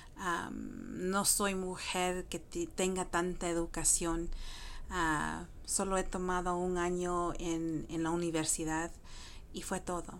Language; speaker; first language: Spanish; early bilingual, heritage; Spanish